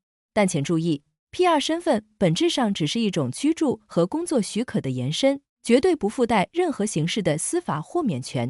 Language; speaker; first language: Chinese; native; Chinese